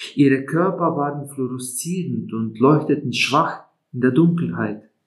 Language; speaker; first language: German; non-native, fluent; Slovenian